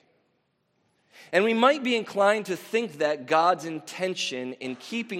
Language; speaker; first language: English; native; English